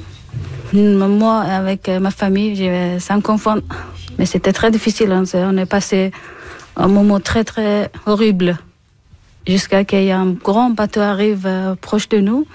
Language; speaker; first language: French; non-native, learner; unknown